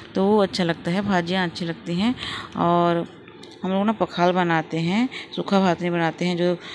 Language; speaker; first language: Hindi; non-native, local second language; Odia